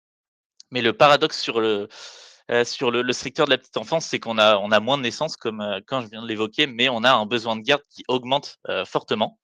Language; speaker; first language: French; native; French